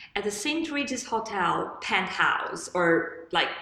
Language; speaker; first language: English; non-native, fluent; Albanian